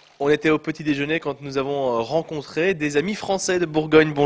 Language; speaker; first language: French; native; French